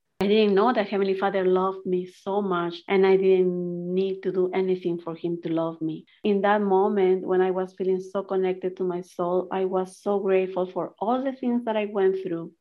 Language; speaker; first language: English; non-native, fluent; Spanish